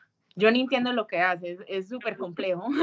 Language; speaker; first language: Spanish; early bilingual, heritage; English